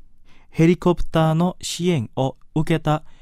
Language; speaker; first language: Japanese; non-native, fluent; Indonesian